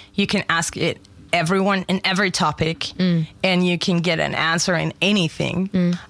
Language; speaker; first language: English; non-native, fluent; German